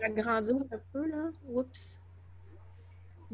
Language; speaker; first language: French; native; French